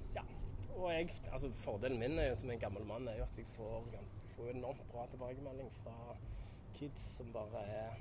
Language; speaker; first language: Norwegian; native; Norwegian